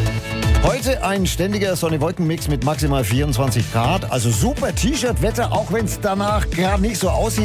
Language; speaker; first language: German; native; German